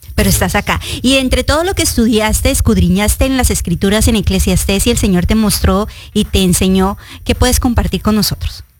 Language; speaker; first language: Spanish; native; Spanish